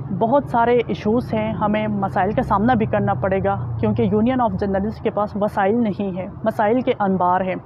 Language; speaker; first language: Urdu; non-native, local second language; Shina